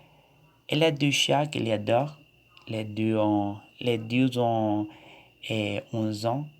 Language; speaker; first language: French; non-native, learner; Spanish